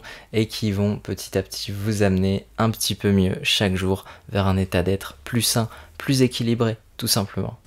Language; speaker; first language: French; native; French